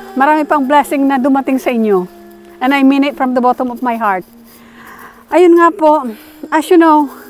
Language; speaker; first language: Filipino; non-native, local second language; Bikol